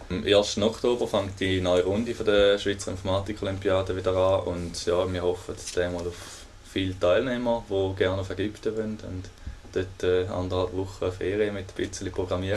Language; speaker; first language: German; native; German